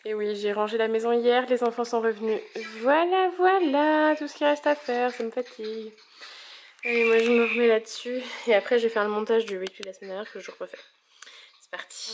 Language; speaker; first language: French; native; French